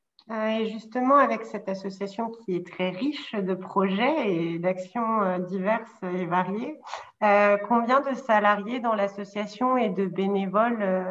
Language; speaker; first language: French; native; French